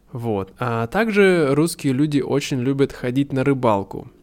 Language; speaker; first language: Russian; native; Russian